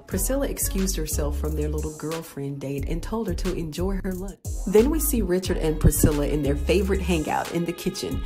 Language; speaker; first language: English; native; English